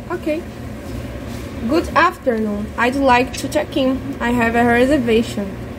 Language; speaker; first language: English; non-native, learner; Portuguese